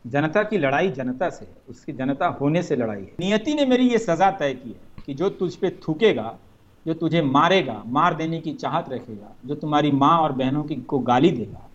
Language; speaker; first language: Hindi; native; Hindi